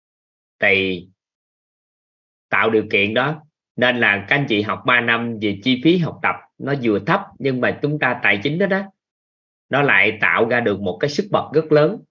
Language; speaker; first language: Vietnamese; native; Vietnamese